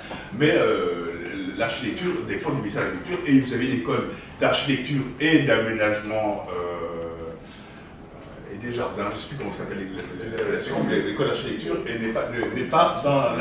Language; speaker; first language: French; native; French